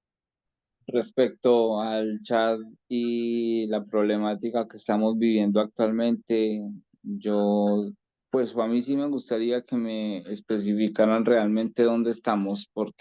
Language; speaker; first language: Spanish; native; Spanish